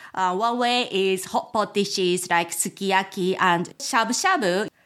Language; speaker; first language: English; non-native, fluent; Japanese